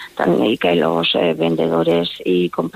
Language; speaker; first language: Spanish; native; Spanish